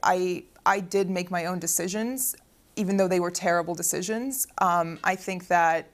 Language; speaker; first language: English; early bilingual, other home language; Arabic